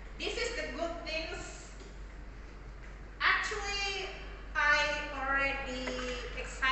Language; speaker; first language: English; non-native, learner; Indonesian